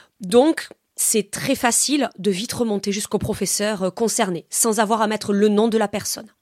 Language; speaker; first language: French; native; French